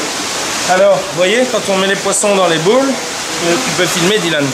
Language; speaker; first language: French; native; French